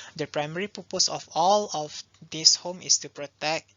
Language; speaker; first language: English; non-native, local second language; Malay